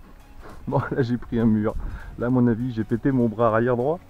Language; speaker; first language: French; native; French